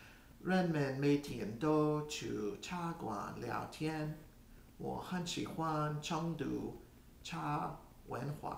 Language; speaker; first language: Chinese; non-native, learner; English